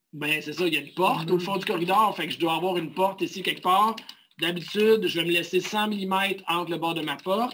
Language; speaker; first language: French; native; French